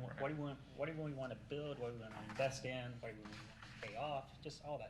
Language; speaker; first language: English; native; English